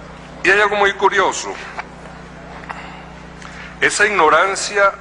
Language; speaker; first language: Spanish; native; Spanish